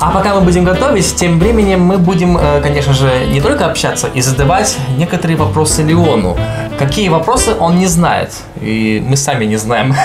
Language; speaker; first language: Russian; native; Russian